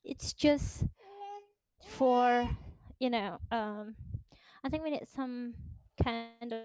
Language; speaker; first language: English; non-native, fluent; Indonesian